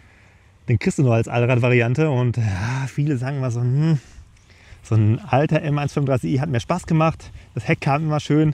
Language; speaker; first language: German; native; German